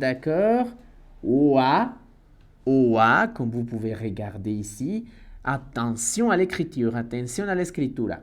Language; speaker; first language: French; non-native, fluent; Spanish